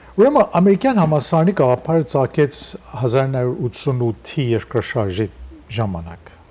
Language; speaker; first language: Armenian; native; Armenian